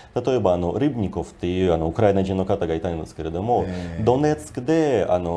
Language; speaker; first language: Japanese; non-native, fluent; Ukrainian